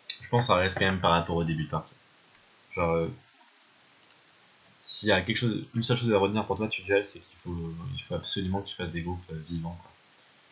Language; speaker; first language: French; native; French